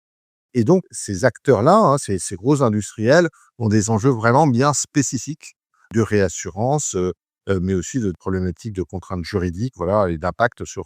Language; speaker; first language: French; native; French